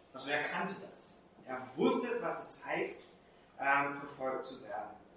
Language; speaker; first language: German; non-native, fluent; Portuguese